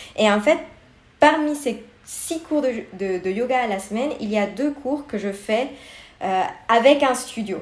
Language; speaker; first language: French; non-native, fluent; Spanish